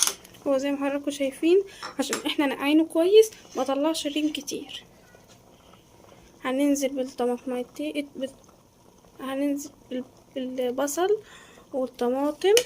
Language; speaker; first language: Arabic; native; Arabic